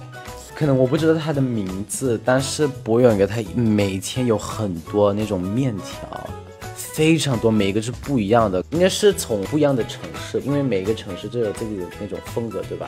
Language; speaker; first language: Chinese; non-native, fluent; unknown